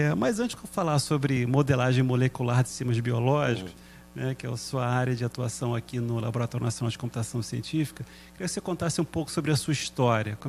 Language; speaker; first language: Portuguese; native; Portuguese